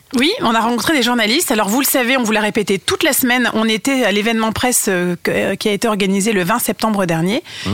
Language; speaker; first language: French; native; French